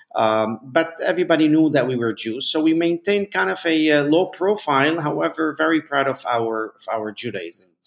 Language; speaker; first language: English; non-native, fluent; Arabic